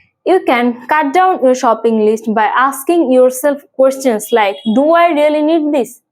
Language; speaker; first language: English; non-native, local second language; Bangla